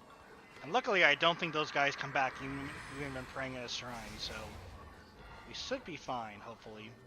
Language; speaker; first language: English; native; English